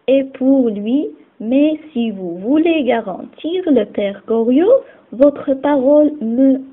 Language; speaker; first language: French; non-native, local second language; Arabic